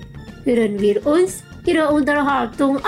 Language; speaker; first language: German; non-native, local second language; Indonesian